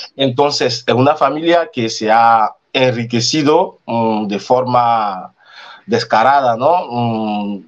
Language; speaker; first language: Spanish; non-native, fluent; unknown